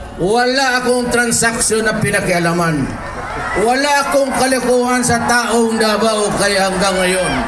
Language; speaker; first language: Filipino; non-native, local second language; Cebuano